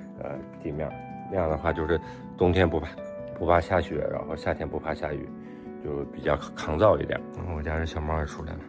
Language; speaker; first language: Chinese; native; Chinese